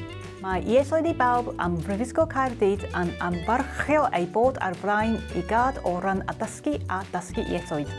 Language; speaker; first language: Welsh; non-native, learner; Japanese